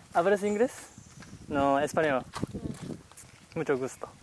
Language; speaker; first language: Spanish; non-native, learner; Japanese